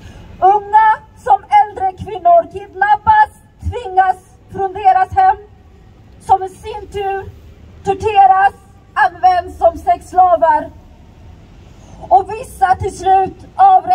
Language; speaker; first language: Swedish; early bilingual, other home language; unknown